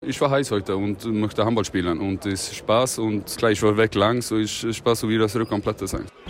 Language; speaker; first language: German; non-native, learner; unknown